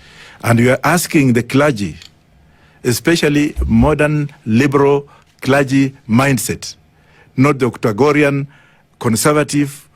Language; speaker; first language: English; non-native, local second language; Luyia